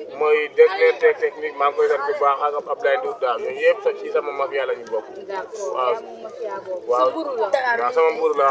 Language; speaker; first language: Wolof; non-native, local second language; Serer